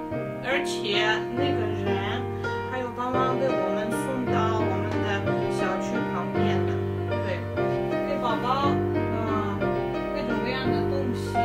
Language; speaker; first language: Chinese; non-native, fluent; Russian